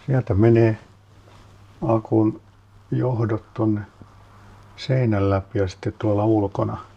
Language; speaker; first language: Finnish; native; Finnish